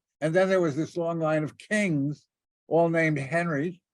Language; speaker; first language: English; native; English